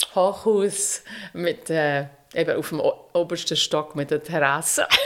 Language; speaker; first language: German; non-native, fluent; English